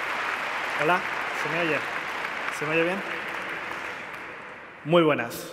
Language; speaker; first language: Spanish; native; Spanish